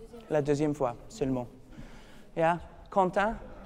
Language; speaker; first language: French; non-native, learner; English